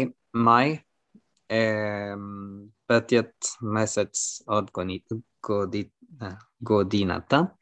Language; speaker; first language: Bulgarian; non-native, learner; French